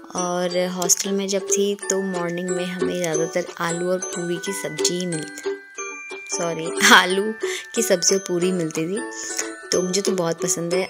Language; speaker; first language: Hindi; non-native, local second language; Bangla